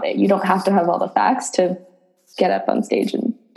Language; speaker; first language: English; native; English